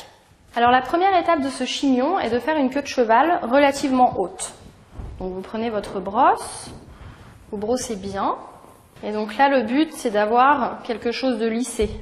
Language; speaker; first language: French; native; French